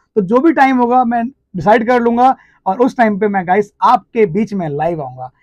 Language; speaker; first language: Hindi; native; Hindi